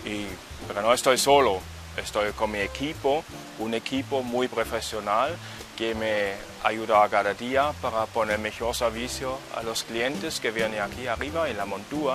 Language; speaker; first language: Spanish; non-native, fluent; German